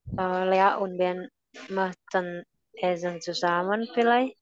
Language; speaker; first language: German; non-native, learner; Indonesian